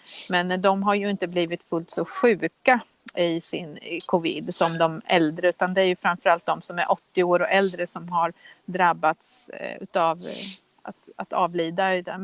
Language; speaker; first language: Swedish; native; Swedish